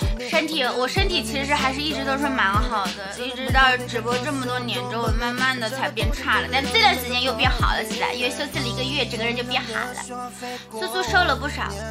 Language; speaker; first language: Chinese; native; Chinese